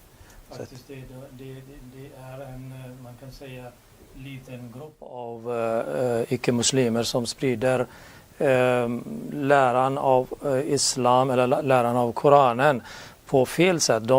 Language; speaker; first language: Swedish; non-native, learner; Urdu